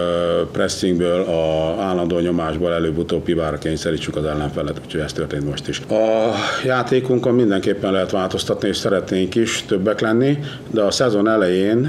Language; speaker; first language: Hungarian; native; Hungarian